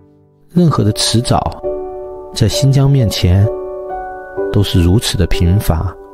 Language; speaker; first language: Chinese; native; Chinese